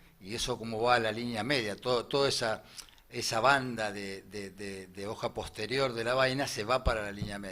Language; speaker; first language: Spanish; native; Spanish